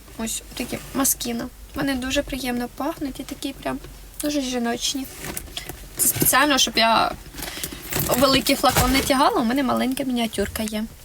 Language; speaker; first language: Ukrainian; non-native, local second language; Russian